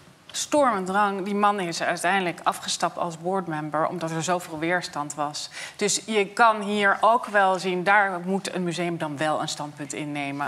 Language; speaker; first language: Dutch; non-native, fluent; English